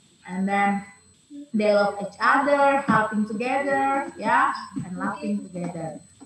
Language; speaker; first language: English; non-native, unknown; Indonesian